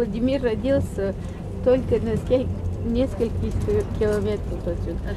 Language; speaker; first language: Russian; non-native, learner; Bulgarian